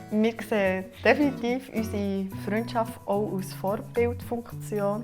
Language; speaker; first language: German; early bilingual, other home language; Turkish